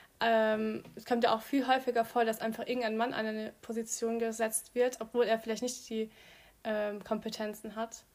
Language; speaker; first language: German; early bilingual, other home language; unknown